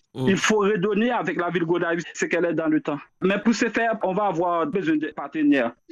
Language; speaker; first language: French; non-native, local second language; Haitian Creole